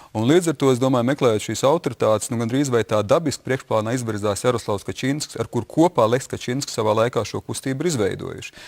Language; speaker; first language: Latvian; native; Latvian